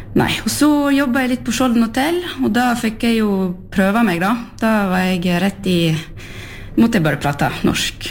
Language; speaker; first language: Norwegian; early bilingual, heritage; French